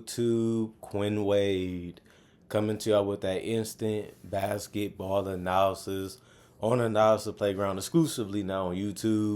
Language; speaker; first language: English; native; English